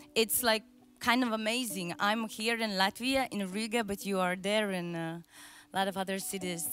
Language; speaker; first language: English; non-native, fluent; Latvian